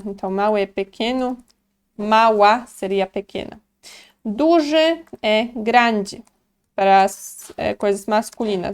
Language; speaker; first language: Portuguese; non-native, fluent; Polish